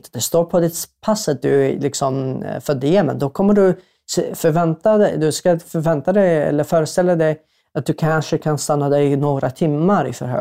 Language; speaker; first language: Swedish; non-native, fluent; Arabic